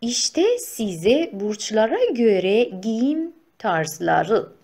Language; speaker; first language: Turkish; non-native, fluent; Persian